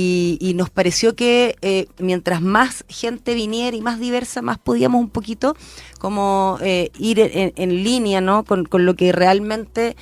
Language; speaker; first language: Spanish; native; Spanish